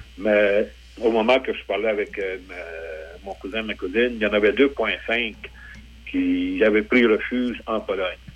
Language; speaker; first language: French; early bilingual, other home language; Polish